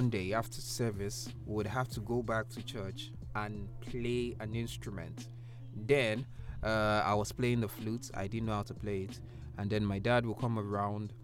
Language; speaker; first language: English; non-native, local second language; Yoruba